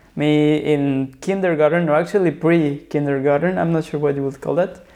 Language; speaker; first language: English; non-native, fluent; Spanish